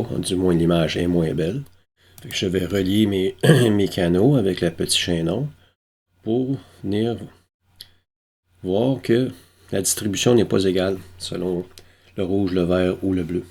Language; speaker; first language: French; native; French